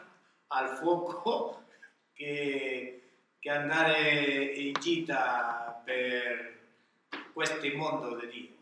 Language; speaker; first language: Italian; non-native, learner; Spanish